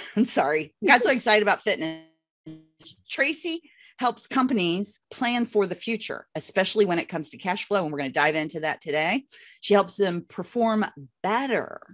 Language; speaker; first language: English; native; English